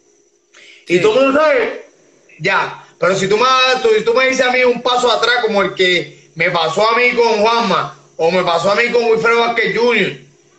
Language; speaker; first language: Spanish; native; Spanish